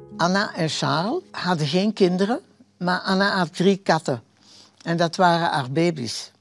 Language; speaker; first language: Dutch; early bilingual, other home language; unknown